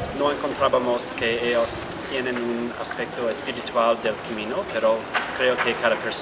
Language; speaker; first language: Spanish; non-native, fluent; English